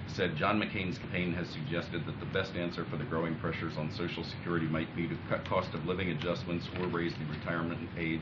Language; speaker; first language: English; native; English